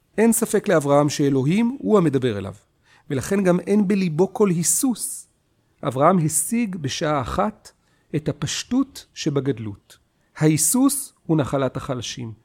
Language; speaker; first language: Hebrew; native; Hebrew